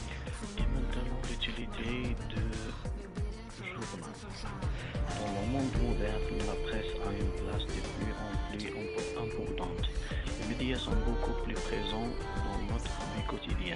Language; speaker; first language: French; non-native, learner; Arabic